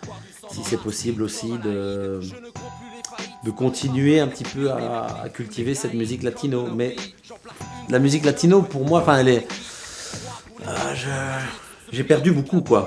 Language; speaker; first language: French; early bilingual, other home language; Spanish